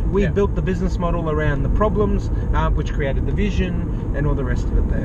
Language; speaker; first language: English; native; English